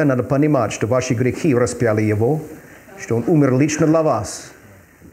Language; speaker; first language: Russian; non-native, fluent; English